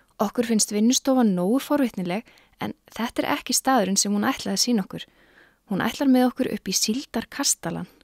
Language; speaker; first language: Icelandic; native; Icelandic